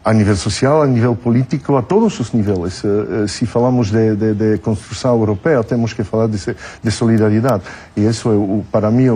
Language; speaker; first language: Portuguese; non-native, fluent; French